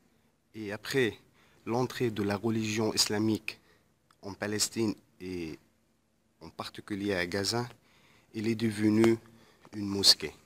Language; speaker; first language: French; non-native, fluent; Arabic